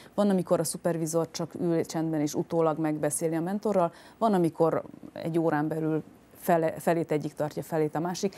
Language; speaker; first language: Hungarian; native; Hungarian